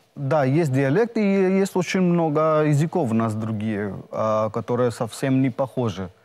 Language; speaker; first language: Russian; non-native, fluent; Hindi